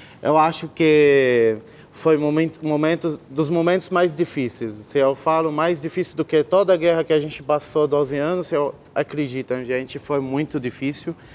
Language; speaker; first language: Portuguese; non-native, fluent; Arabic